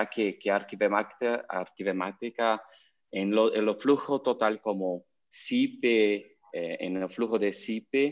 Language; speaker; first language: Spanish; non-native, learner; Portuguese